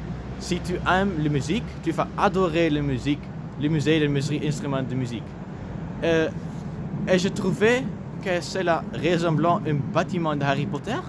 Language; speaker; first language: French; non-native, learner; Dutch